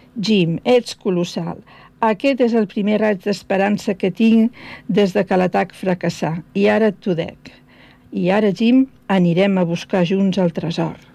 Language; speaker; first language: Catalan; native; Catalan